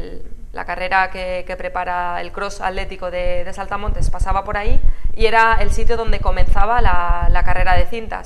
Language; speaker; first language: Spanish; native; Spanish